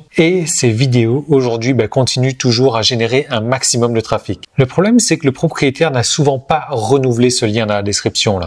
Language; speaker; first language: French; native; French